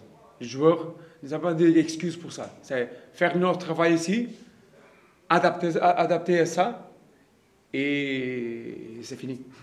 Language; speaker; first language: French; non-native, learner; Portuguese